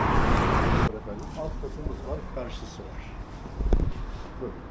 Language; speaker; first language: Turkish; native; Turkish